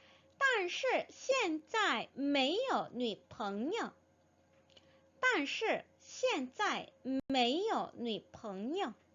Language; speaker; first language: Chinese; non-native, fluent; Korean